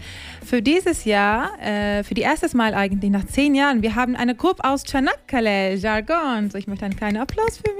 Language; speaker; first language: German; non-native, learner; Turkish